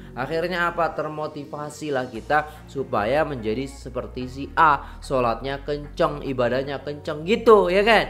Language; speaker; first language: Indonesian; native; Indonesian